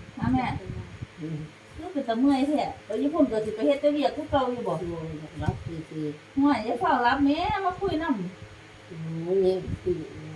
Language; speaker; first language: Thai; native; Thai